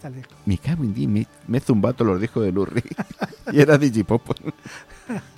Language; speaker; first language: Spanish; native; Spanish